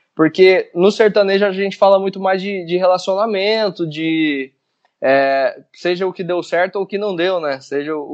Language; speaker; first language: Portuguese; native; Portuguese